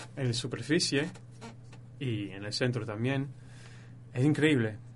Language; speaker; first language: Spanish; non-native, fluent; English